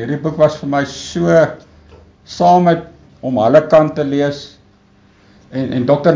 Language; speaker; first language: Afrikaans; native; Afrikaans